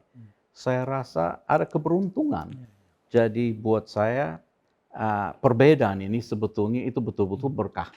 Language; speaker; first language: Indonesian; non-native, fluent; English